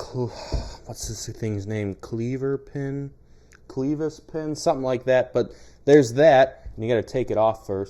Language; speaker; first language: English; native; English